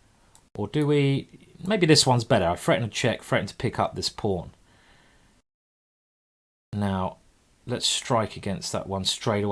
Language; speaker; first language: English; native; English